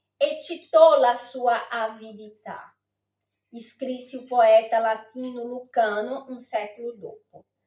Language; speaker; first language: Italian; non-native, fluent; Portuguese